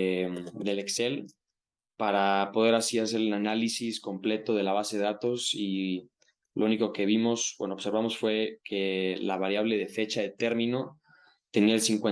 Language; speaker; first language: Spanish; native; Spanish